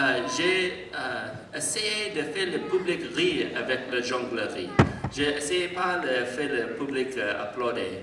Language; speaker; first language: French; non-native, learner; English